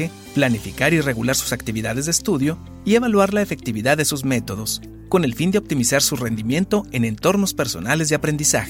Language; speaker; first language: Spanish; native; Spanish